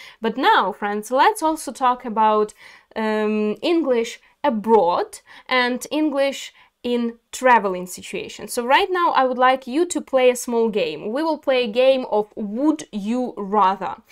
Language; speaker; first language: English; non-native, fluent; Ukrainian